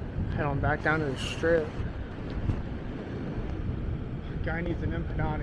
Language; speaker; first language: English; native; English